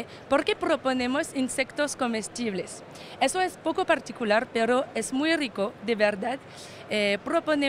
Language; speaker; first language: Spanish; non-native, fluent; French